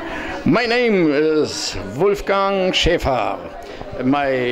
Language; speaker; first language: English; non-native, learner; German